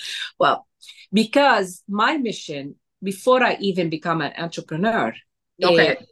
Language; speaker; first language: English; non-native, fluent; Arabic